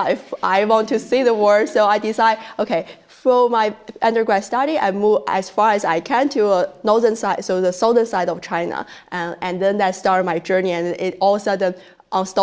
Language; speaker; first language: English; non-native, fluent; Chinese